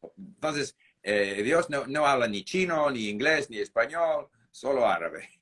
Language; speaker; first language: Spanish; non-native, fluent; English